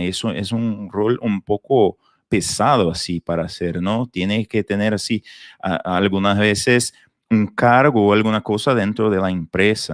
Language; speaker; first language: Spanish; non-native, fluent; Portuguese